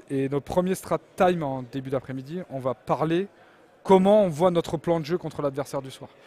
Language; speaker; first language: French; native; French